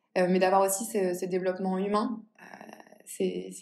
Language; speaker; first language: French; native; French